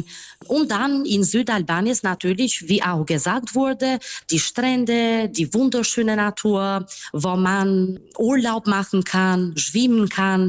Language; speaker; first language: German; non-native, fluent; Albanian